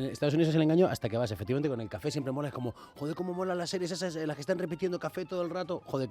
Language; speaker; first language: Spanish; native; Spanish